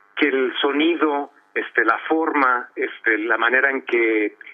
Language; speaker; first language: Spanish; early bilingual, heritage; Spanish